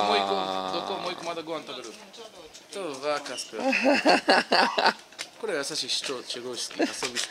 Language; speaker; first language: Japanese; non-native, learner; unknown